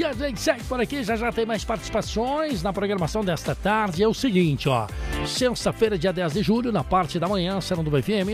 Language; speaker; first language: Portuguese; native; Portuguese